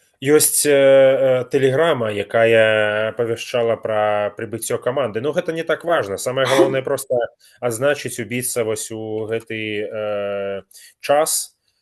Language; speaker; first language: Belarusian; native; Belarusian